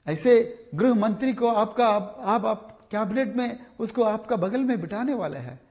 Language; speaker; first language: Hindi; non-native, local second language; Telugu